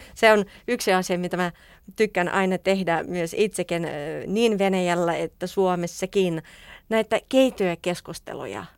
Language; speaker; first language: Finnish; non-native, fluent; Russian